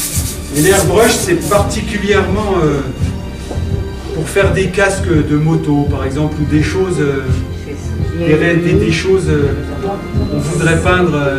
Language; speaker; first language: French; native; French